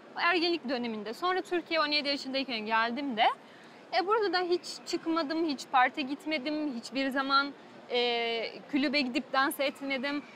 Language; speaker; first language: Turkish; non-native, fluent; Portuguese